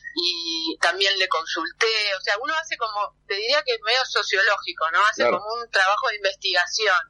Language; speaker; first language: Spanish; native; Spanish